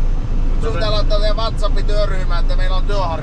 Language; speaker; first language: Finnish; native; Finnish